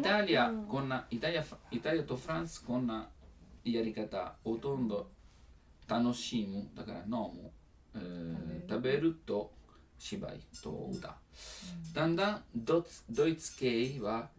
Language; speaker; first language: Japanese; non-native, learner; Italian